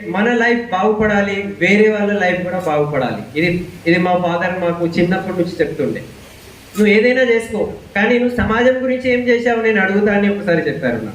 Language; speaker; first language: Telugu; non-native, local second language; Hindi